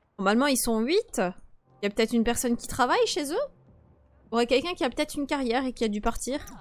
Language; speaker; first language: French; early bilingual, other home language; Polish